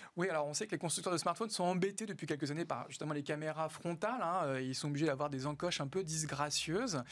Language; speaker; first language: French; native; French